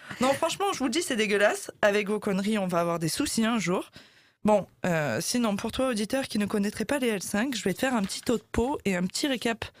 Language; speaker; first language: French; native; French